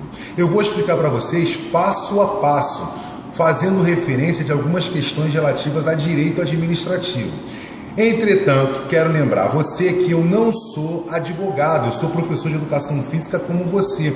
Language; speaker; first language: Portuguese; native; Portuguese